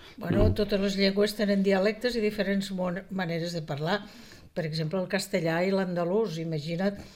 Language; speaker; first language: Catalan; native; Catalan